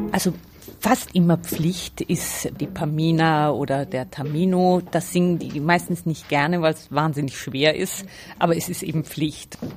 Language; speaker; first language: German; native; German